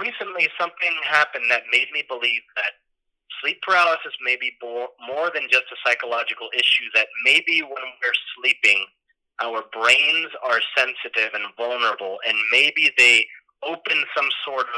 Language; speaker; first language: English; native; English